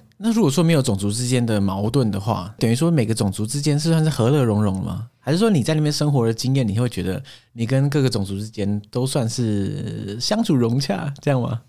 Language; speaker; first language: Chinese; native; Chinese